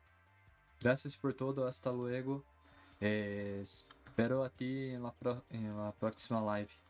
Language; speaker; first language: Spanish; non-native, learner; Portuguese